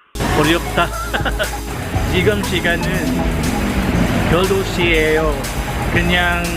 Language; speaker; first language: Korean; non-native, learner; Cebuano